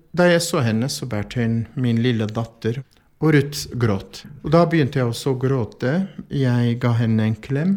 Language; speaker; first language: Norwegian; non-native, fluent; Arabic